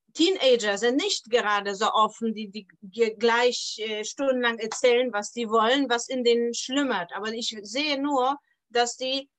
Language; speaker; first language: German; non-native, fluent; Polish